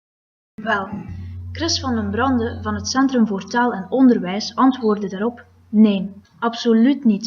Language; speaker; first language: Dutch; native; Dutch